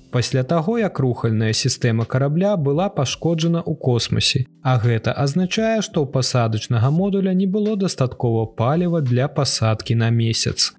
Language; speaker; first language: Belarusian; native; Belarusian